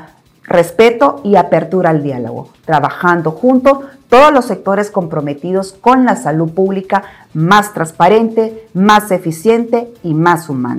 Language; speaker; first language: Spanish; native; Spanish